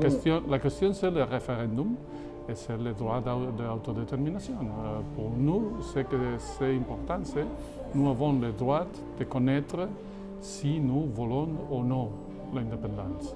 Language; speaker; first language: French; non-native, fluent; Catalan